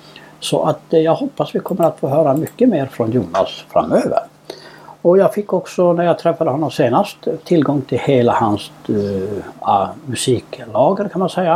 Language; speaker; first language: Swedish; native; Swedish